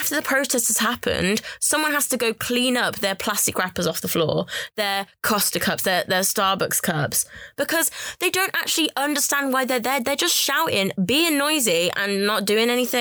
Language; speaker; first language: English; native; English